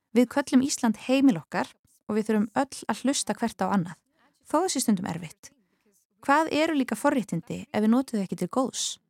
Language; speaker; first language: Icelandic; non-native, fluent; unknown